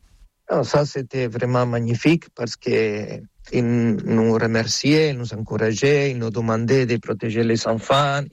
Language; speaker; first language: French; non-native, fluent; Spanish